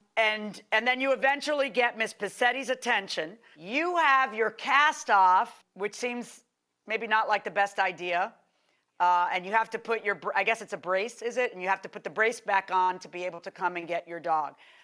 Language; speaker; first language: English; native; English